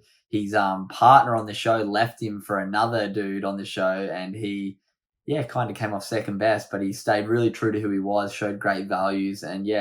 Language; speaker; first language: English; native; English